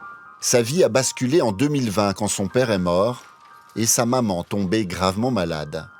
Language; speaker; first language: French; native; French